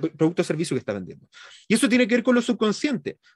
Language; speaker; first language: Spanish; native; Spanish